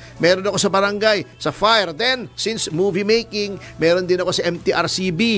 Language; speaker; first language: Filipino; native; Filipino